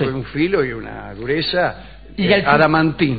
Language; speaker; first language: Spanish; native; Spanish